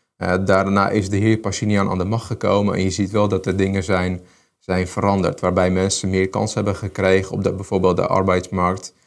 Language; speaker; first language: Dutch; early bilingual, other home language; Armenian